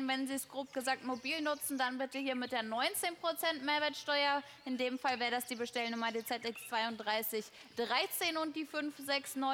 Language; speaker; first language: German; native; German